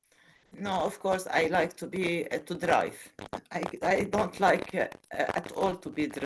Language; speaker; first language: English; non-native, learner; Arabic